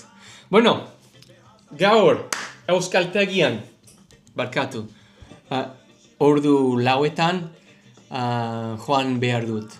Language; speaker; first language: Basque; non-native, learner; English